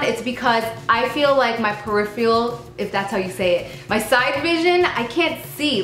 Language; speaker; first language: English; native; English